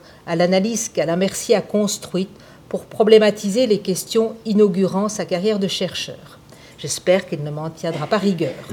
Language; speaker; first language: French; native; French